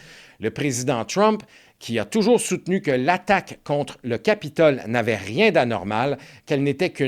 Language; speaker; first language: French; native; French